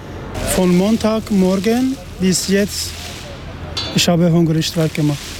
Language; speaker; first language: German; non-native, learner; Persian